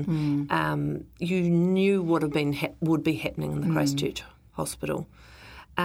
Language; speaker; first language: English; native; English